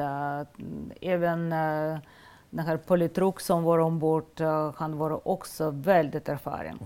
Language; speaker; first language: Swedish; non-native, fluent; Russian